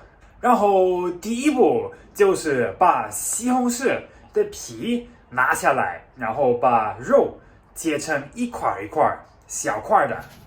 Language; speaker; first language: Chinese; non-native, fluent; German